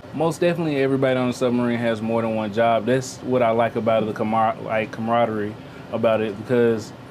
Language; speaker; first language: English; native; English